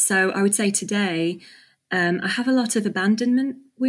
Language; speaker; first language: English; native; English